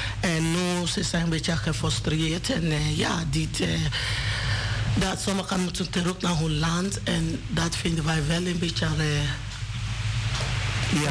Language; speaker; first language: Dutch; non-native, learner; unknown